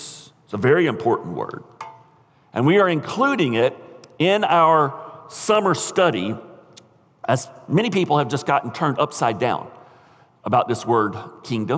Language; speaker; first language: English; native; English